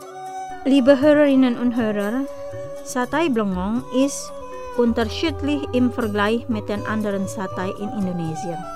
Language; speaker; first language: German; non-native, learner; Indonesian